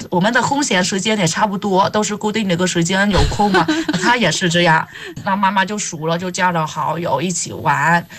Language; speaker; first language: Chinese; non-native, fluent; Vietnamese